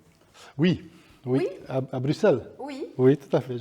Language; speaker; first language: French; non-native, local second language; Dutch